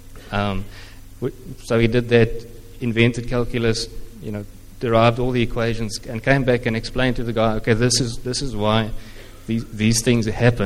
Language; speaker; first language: English; non-native, local second language; Afrikaans